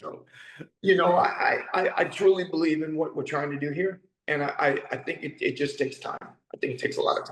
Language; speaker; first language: English; native; English